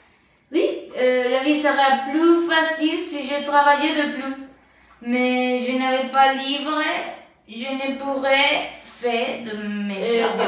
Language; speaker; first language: French; non-native, learner; Spanish